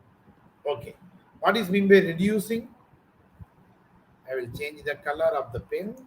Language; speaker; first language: English; non-native, local second language; Tamil